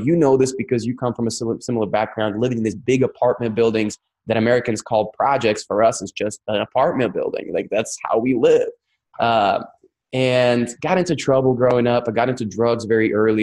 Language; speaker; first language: English; non-native, fluent; Russian